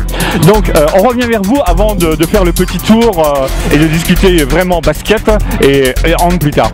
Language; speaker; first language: French; native; French